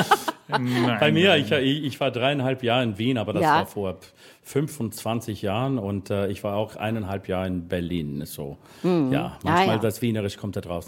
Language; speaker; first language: German; non-native, learner; English